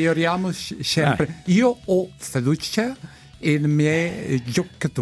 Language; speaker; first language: Italian; non-native, learner; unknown